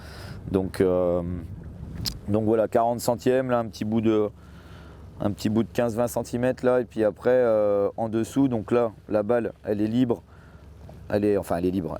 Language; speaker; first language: French; native; French